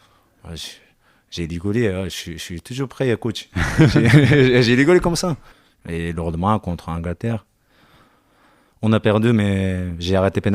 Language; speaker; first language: French; non-native, learner; Japanese